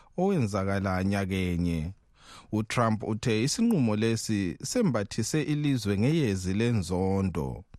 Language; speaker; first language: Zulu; native; Zulu